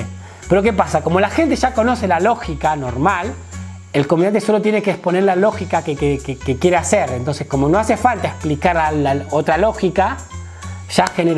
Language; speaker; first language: Spanish; native; Spanish